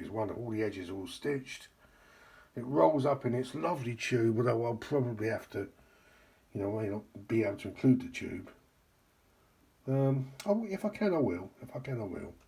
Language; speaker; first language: English; native; English